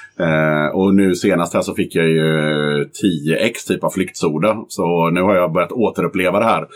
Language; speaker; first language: Swedish; native; Swedish